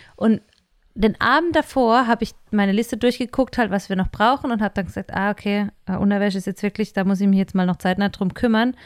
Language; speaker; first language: German; native; German